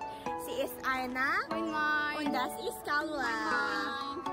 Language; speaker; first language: German; non-native, learner; Indonesian